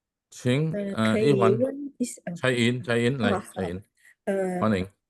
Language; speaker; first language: Chinese; early bilingual, heritage; Chinese